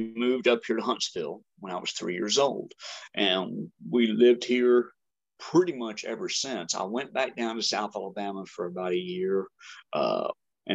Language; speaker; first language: English; native; English